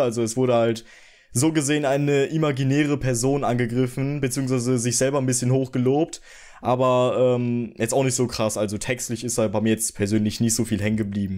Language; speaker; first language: German; native; German